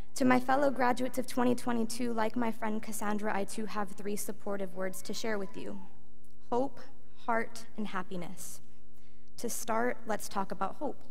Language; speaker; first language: English; early bilingual, other home language; Spanish